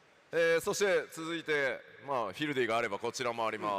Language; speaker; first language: Japanese; native; Japanese